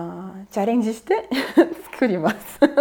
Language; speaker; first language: Japanese; non-native, learner; Portuguese